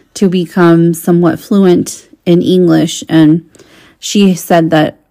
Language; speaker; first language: English; non-native, fluent; Spanish